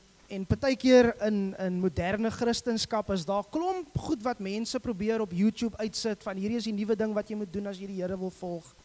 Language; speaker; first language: Afrikaans; non-native, fluent; English